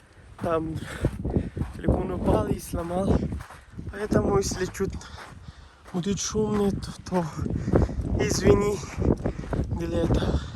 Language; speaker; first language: Russian; non-native, learner; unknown